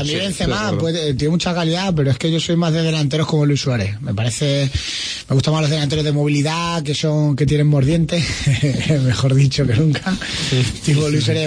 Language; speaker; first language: Spanish; native; Spanish